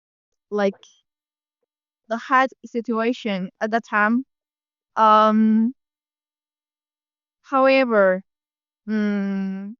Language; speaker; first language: English; non-native, learner; Vietnamese